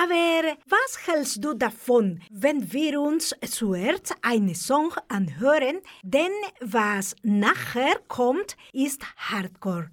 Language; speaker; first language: German; non-native, fluent; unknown